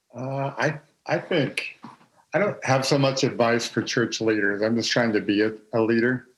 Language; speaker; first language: English; native; English